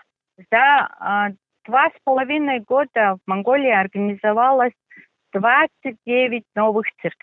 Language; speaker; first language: Russian; non-native, fluent; Mongolian